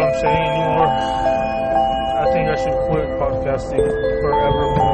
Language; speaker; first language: English; native; English